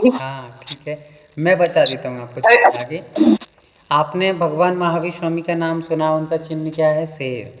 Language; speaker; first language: Hindi; native; Hindi